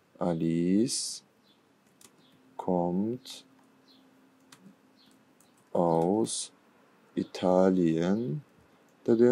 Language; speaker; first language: German; non-native, fluent; Turkish